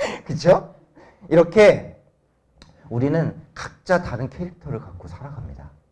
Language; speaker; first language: Korean; native; Korean